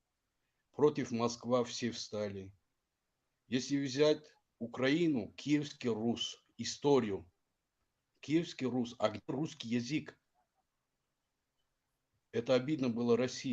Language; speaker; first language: Russian; non-native, fluent; Tajik